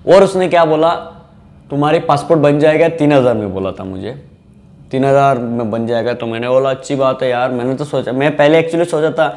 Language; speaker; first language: Hindi; non-native, local second language; Bangla